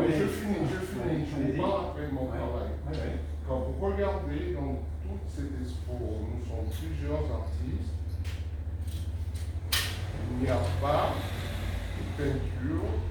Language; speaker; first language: French; native; French